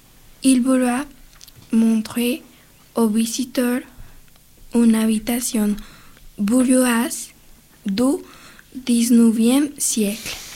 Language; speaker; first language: French; non-native, learner; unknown